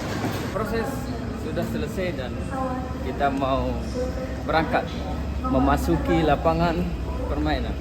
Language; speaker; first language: Indonesian; non-native, local second language; Sasak